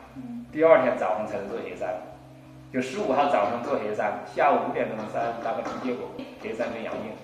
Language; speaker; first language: Chinese; native; Chinese